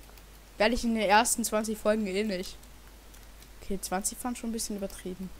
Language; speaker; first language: German; native; German